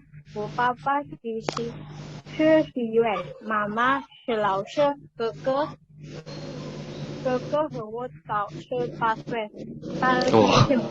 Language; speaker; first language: Chinese; non-native, learner; Indonesian